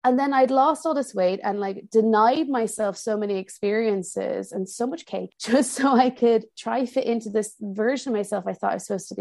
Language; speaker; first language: English; native; English